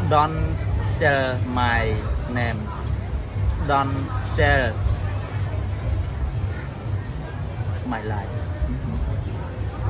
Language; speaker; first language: English; non-native, learner; Khmer